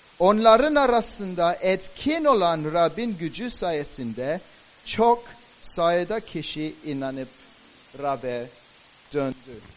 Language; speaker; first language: Turkish; native; Turkish